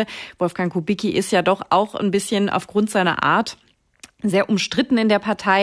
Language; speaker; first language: German; native; German